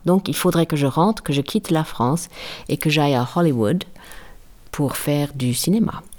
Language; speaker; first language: French; non-native, fluent; English